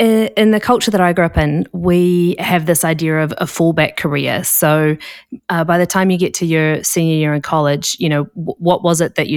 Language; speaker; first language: English; native; English